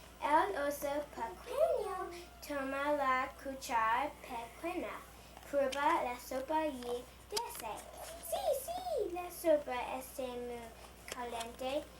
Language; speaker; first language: Spanish; non-native, learner; English